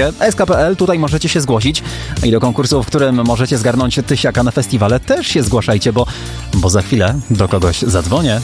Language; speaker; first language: Polish; native; Polish